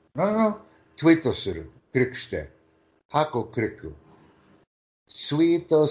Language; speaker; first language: Japanese; non-native, learner; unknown